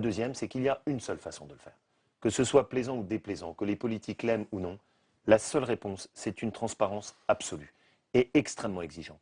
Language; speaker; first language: French; native; French